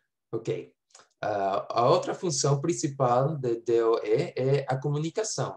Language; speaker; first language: Portuguese; non-native, fluent; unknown